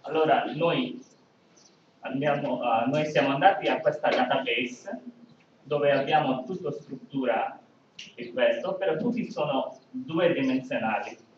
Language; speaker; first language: Italian; non-native, learner; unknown